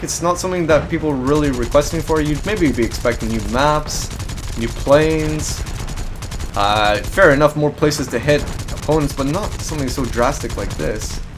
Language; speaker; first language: English; native; English